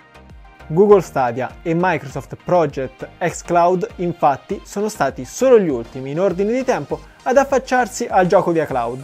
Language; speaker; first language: Italian; native; Italian